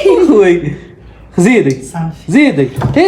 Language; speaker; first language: Arabic; native; Arabic